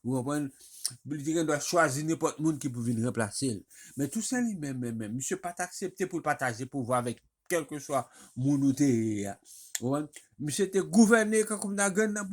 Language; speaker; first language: French; non-native, local second language; Haitian Creole